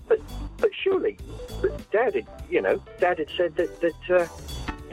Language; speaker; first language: English; native; English